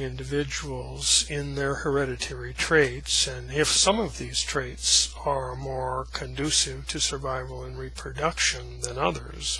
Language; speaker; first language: English; native; English